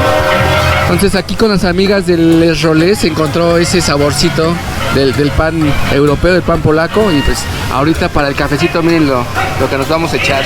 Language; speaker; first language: Spanish; native; Spanish